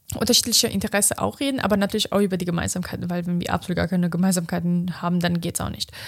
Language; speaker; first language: German; non-native, fluent; Romanian